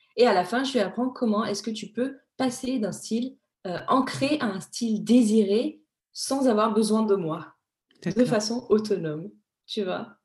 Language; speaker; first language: French; early bilingual, other home language; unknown